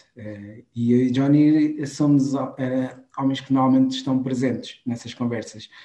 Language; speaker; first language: Portuguese; non-native, local second language; Kabuverdianu